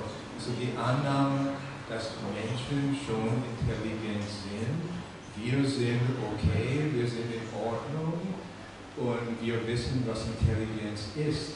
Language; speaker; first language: German; non-native, fluent; English